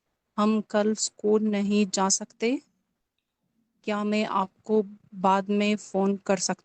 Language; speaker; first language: Hindi; non-native, learner; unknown